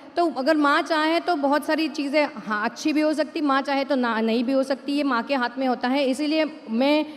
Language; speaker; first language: Hindi; non-native, local second language; Marathi